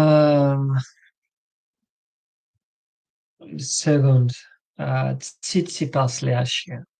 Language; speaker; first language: English; non-native, learner; French